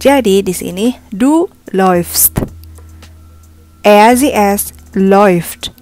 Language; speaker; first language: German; non-native, fluent; Indonesian